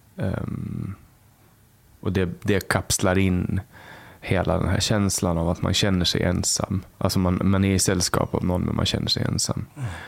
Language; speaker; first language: Swedish; native; Swedish